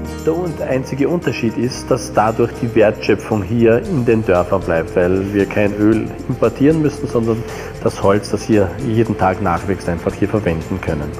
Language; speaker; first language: German; native; German